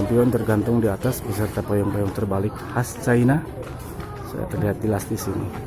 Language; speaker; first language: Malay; non-native, local second language; Sundanese